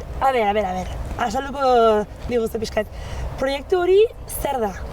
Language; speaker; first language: Basque; non-native, fluent; French